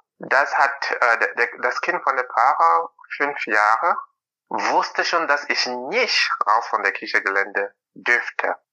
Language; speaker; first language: German; non-native, fluent; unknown